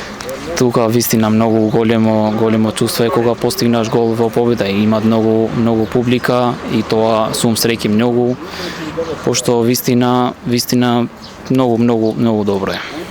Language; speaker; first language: Macedonian; non-native, local second language; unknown